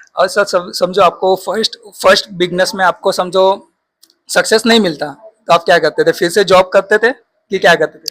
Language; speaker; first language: Hindi; non-native, local second language; Marathi